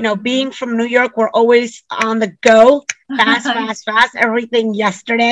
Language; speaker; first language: English; native; English